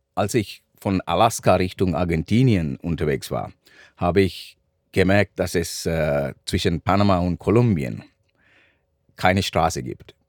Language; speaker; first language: German; non-native, fluent; Sinhala